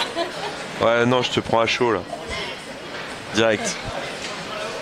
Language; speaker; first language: French; native; French